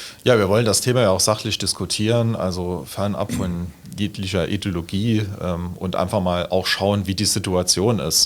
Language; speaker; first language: German; native; German